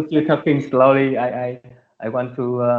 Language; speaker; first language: English; non-native, learner; Vietnamese